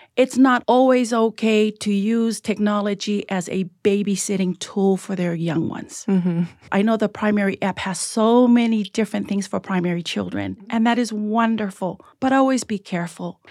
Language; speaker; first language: English; early bilingual, other home language; Tongan